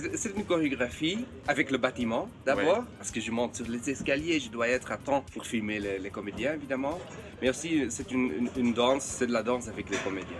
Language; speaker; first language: French; non-native, fluent; Dutch